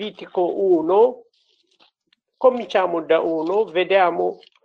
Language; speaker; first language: Italian; non-native, learner; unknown